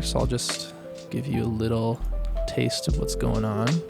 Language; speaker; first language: English; native; English